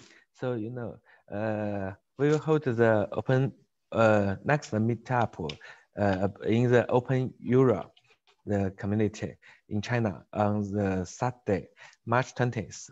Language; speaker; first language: English; non-native, learner; Chinese